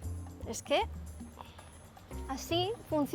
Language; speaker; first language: Spanish; native; Spanish